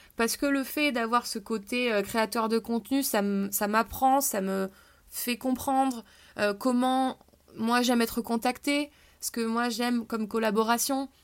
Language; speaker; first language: French; native; French